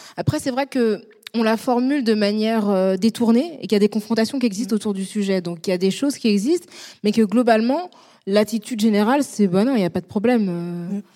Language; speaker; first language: French; native; French